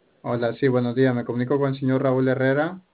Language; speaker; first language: Spanish; native; Spanish